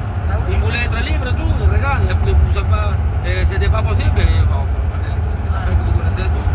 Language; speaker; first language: French; native; French